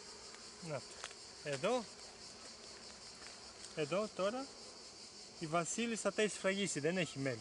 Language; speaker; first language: Greek; non-native, fluent; Romanian